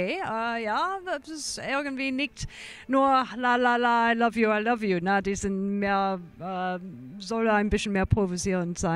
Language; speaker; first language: German; non-native, fluent; English